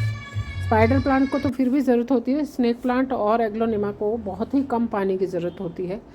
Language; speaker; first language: Hindi; native; Hindi